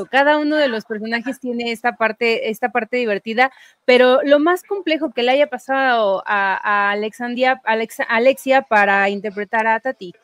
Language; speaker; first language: Spanish; native; Spanish